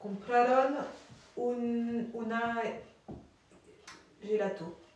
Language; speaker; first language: Spanish; non-native, learner; French